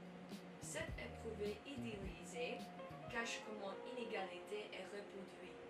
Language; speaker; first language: French; non-native, learner; English